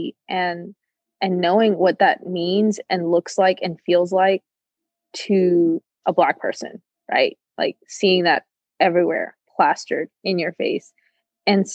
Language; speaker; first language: English; native; English